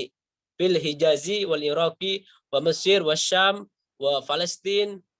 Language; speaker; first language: Arabic; non-native, learner; Indonesian